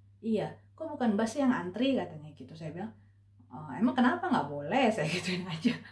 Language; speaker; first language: Indonesian; native; Indonesian